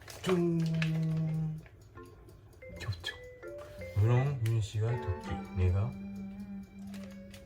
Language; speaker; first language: Korean; non-native, learner; Japanese